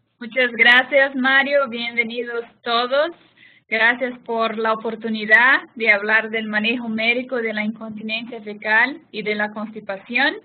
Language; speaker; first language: Spanish; non-native, fluent; Portuguese